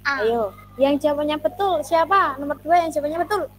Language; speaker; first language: Indonesian; native; Indonesian